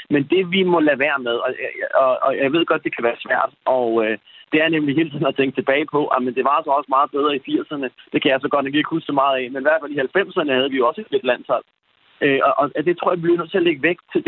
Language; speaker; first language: Danish; early bilingual, other home language; Persian